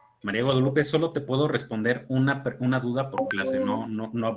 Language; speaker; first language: Spanish; native; Spanish